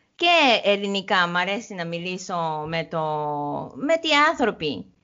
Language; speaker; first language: Greek; non-native, learner; Japanese